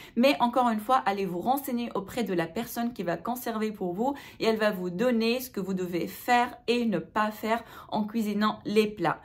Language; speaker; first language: French; non-native, local second language; Arabic